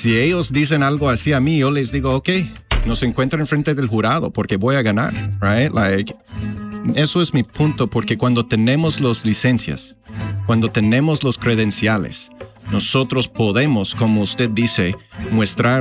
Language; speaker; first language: Spanish; non-native, fluent; English